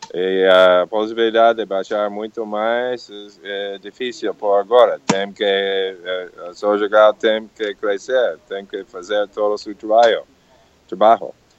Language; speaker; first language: Portuguese; non-native, learner; English